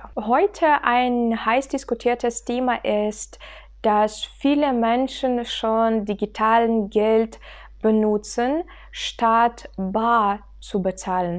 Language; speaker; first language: German; non-native, fluent; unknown